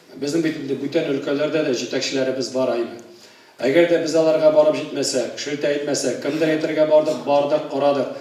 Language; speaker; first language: Tatar; native; Tatar